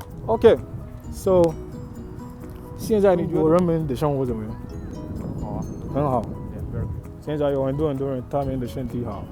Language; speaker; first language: Chinese; non-native, learner; English